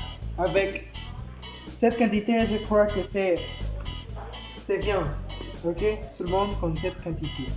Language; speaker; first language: French; non-native, learner; Spanish